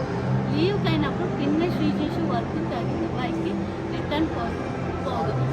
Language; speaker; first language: Malayalam; non-native, learner; Kannada